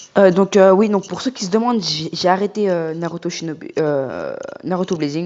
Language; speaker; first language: French; native; French